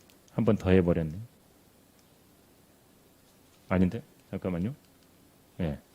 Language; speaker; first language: Korean; native; Korean